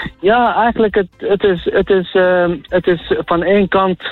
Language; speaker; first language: Dutch; non-native, fluent; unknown